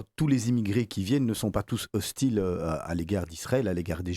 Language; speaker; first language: French; native; French